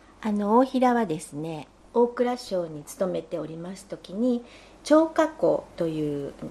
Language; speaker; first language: Japanese; native; Japanese